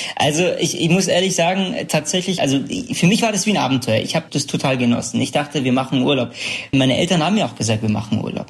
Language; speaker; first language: German; early bilingual, other home language; Central Kurdish